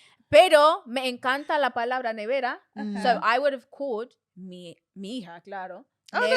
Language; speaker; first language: Spanish; non-native, fluent; English